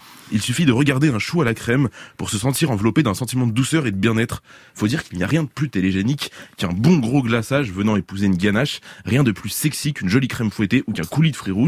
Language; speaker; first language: French; native; French